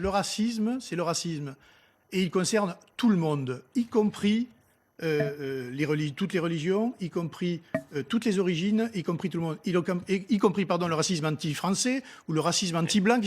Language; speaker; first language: French; native; French